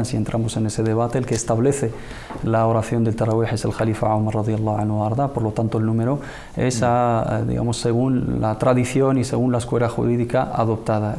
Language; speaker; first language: Spanish; native; Spanish